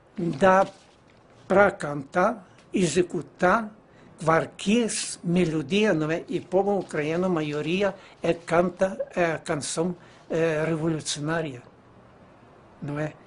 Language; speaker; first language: Portuguese; non-native, fluent; Ukrainian